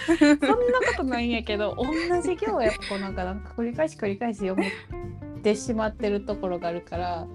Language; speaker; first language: Japanese; native; Japanese